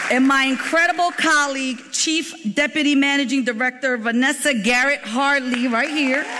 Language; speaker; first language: English; native; English